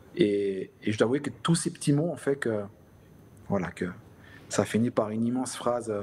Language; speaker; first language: French; native; French